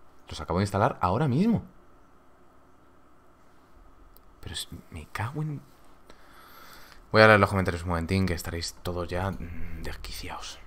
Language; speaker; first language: Spanish; native; Spanish